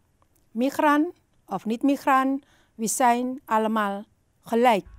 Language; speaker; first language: Dutch; non-native, learner; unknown